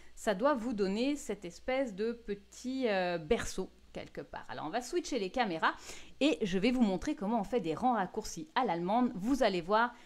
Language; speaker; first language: French; native; French